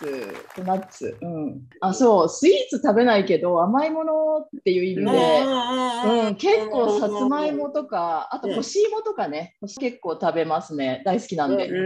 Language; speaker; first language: Japanese; native; Japanese